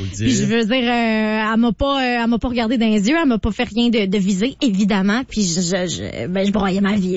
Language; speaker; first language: French; native; French